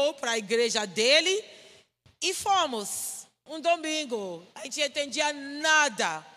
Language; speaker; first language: Portuguese; non-native, fluent; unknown